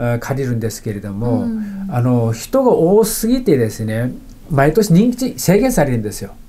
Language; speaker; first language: Japanese; non-native, fluent; Chinese